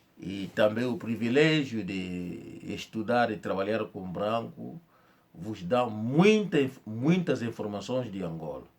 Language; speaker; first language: Portuguese; non-native, fluent; Kongo